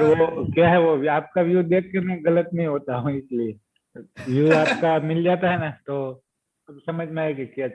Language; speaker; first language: Hindi; non-native, local second language; Gujarati